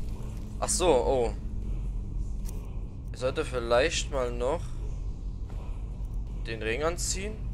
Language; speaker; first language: German; native; German